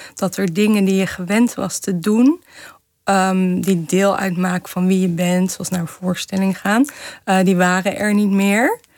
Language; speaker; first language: Dutch; native; Dutch